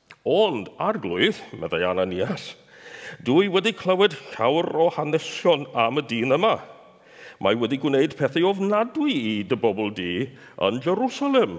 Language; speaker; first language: Welsh; non-native, fluent; English